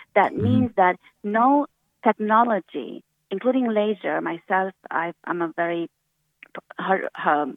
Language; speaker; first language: English; early bilingual, other home language; Romanian